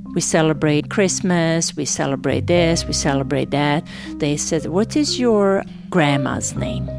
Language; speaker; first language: English; non-native, fluent; Serbian